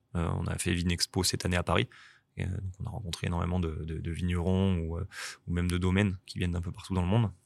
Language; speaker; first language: French; native; French